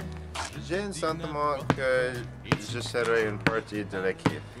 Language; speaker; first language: French; non-native, learner; English